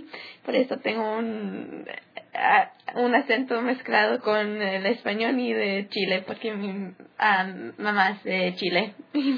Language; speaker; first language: Spanish; early bilingual, heritage; English